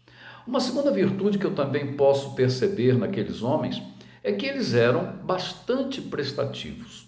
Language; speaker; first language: Portuguese; native; Portuguese